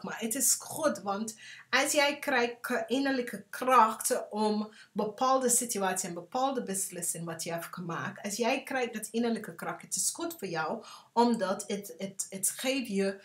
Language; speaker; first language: Dutch; non-native, learner; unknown